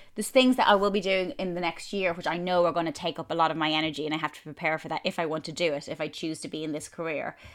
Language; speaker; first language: English; native; English